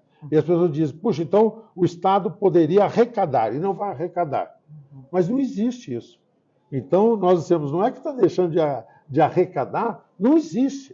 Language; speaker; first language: Portuguese; native; Portuguese